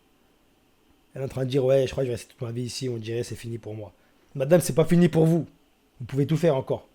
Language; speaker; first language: French; native; French